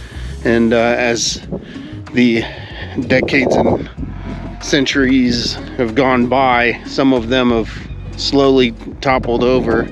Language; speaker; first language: English; native; English